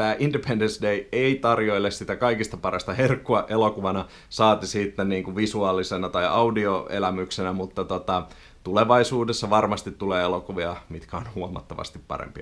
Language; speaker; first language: Finnish; native; Finnish